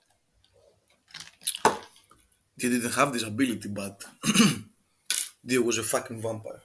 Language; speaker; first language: English; non-native, fluent; Greek